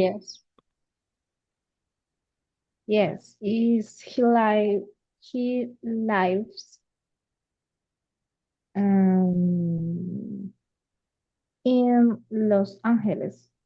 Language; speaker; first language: English; non-native, learner; Spanish